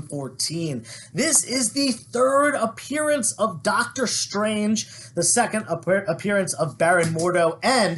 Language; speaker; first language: English; native; English